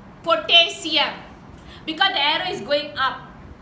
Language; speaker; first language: English; non-native, local second language; Tamil